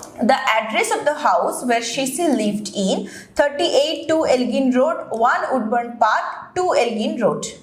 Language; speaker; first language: English; non-native, local second language; Bangla